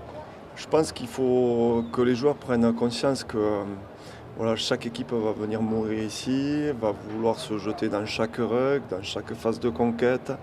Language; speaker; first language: French; native; French